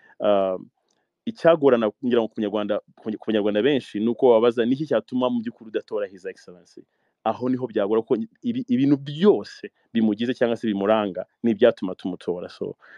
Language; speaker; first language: Kinyarwanda; early bilingual, heritage; Kinyarwanda